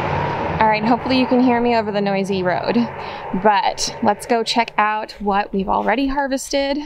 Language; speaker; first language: English; native; English